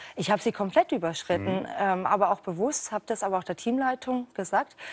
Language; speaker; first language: German; native; German